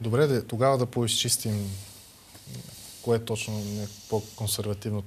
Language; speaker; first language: Bulgarian; native; Bulgarian